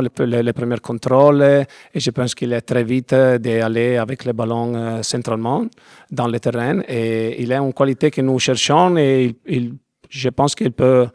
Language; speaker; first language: French; non-native, learner; Italian